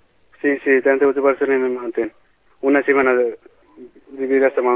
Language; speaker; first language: Spanish; non-native, learner; Bangla